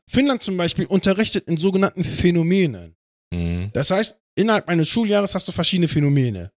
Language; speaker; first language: German; native; German